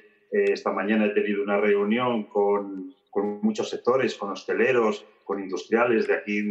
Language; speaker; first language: Spanish; native; Spanish